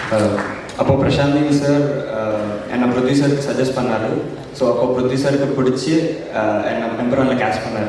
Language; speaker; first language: Tamil; non-native, learner; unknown